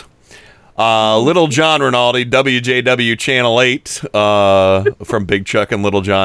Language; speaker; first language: English; native; English